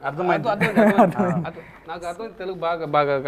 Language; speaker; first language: Telugu; non-native, learner; Tamil